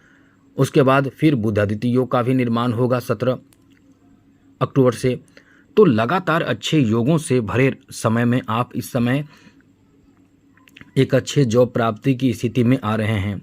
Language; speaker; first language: Hindi; native; Hindi